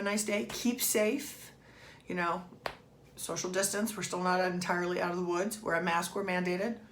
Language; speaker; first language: English; native; English